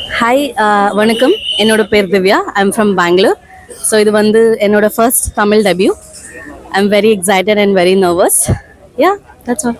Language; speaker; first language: Tamil; non-native, learner; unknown